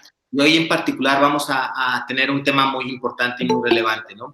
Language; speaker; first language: Spanish; native; Spanish